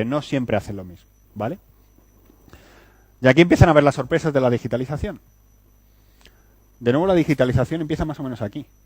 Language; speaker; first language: Spanish; native; Spanish